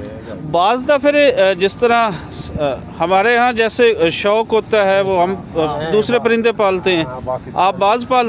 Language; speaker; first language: Hindi; non-native, local second language; Punjabi